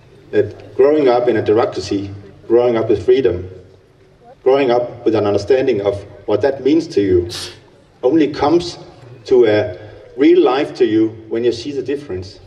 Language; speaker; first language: English; non-native, fluent; Danish